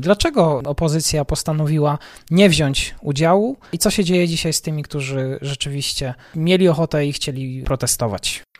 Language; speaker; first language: Polish; native; Polish